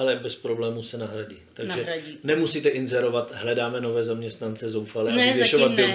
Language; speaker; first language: Czech; native; Czech